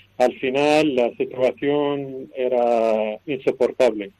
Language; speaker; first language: Spanish; non-native, learner; Arabic